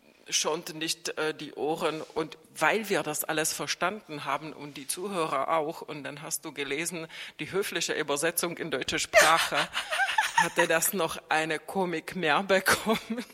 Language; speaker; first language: German; non-native, fluent; Czech